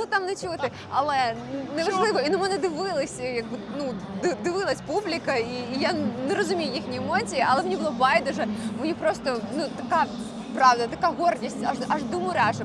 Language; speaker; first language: Ukrainian; native; Ukrainian